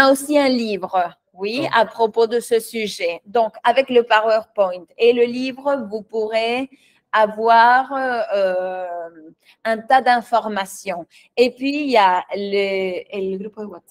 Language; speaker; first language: French; non-native, fluent; Spanish